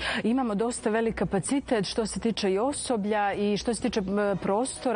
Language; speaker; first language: Serbian; native; Serbian